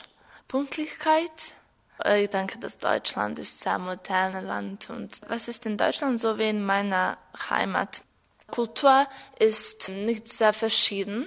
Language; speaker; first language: German; non-native, learner; Serbian